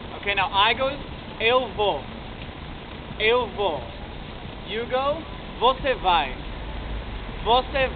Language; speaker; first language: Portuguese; non-native, learner; English